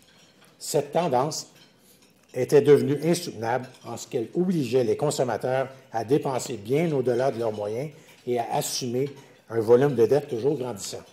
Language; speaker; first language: French; native; French